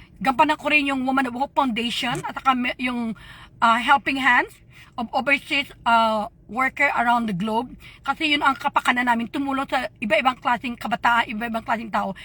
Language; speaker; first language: Filipino; non-native, local second language; Hiligaynon